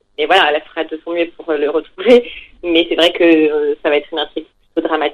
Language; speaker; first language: French; native; French